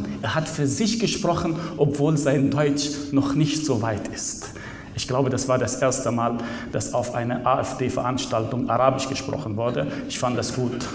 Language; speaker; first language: German; non-native, fluent; Arabic